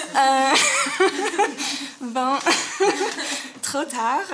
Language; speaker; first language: French; non-native, fluent; English